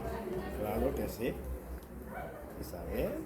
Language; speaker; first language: Spanish; non-native, learner; Haitian Creole